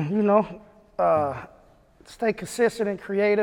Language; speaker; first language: English; native; English